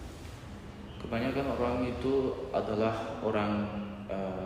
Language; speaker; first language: Indonesian; non-native, learner; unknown